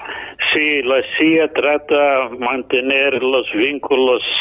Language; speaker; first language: Spanish; non-native, fluent; English